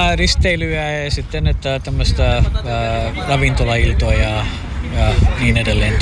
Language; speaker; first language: Finnish; non-native, fluent; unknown